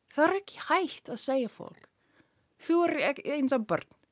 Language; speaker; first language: Icelandic; non-native, learner; English